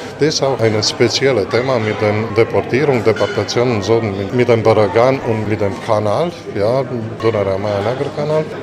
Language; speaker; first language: German; non-native, fluent; Romanian